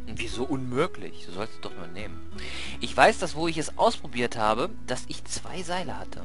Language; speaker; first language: German; native; German